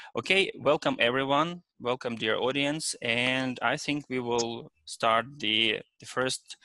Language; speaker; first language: English; non-native, fluent; Ukrainian